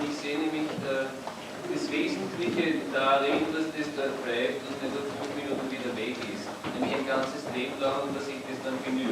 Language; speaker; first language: German; native; German